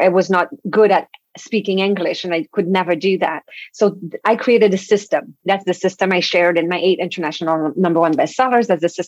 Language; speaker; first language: English; non-native, fluent; French